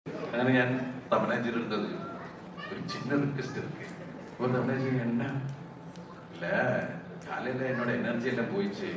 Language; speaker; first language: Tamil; non-native, learner; Malayalam